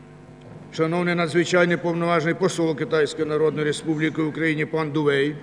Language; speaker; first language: Ukrainian; native; Ukrainian